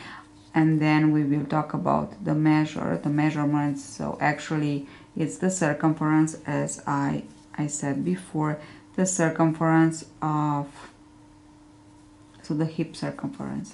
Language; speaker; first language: English; non-native, fluent; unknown